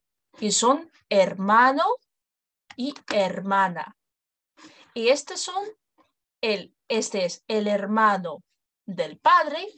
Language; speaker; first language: Spanish; non-native, fluent; English